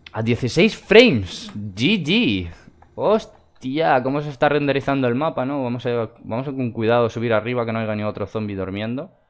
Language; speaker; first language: Spanish; non-native, fluent; Russian